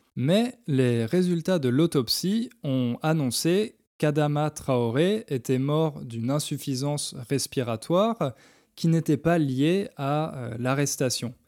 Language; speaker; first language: French; native; French